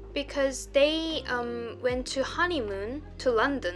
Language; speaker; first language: English; non-native, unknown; Korean